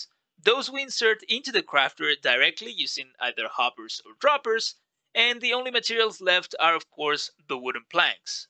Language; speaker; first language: English; non-native, fluent; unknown